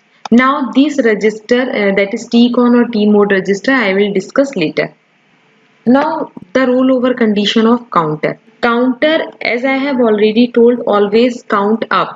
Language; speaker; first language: English; non-native, local second language; Hindi